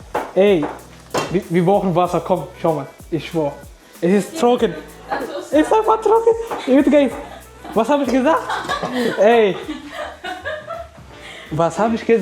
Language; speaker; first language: German; early bilingual, other home language; Amharic